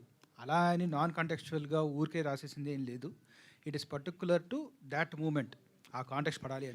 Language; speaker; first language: Telugu; native; Telugu